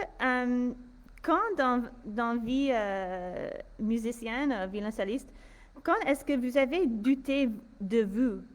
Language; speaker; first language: French; non-native, fluent; English